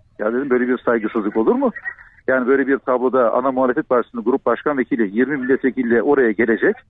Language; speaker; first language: Turkish; native; Turkish